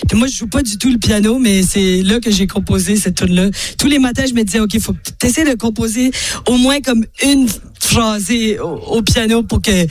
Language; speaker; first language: French; native; French